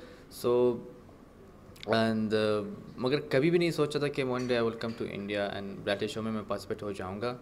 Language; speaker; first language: Hindi; non-native, fluent; Arabic